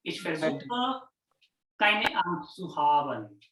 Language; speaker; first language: German; non-native, fluent; Hindi